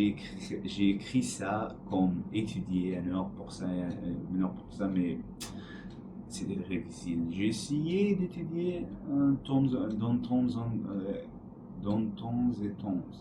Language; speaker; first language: French; non-native, learner; Arabic